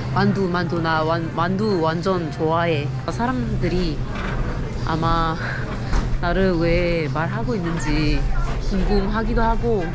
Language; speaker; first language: Korean; non-native, fluent; English